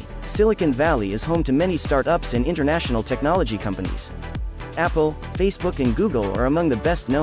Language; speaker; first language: English; non-native, learner; French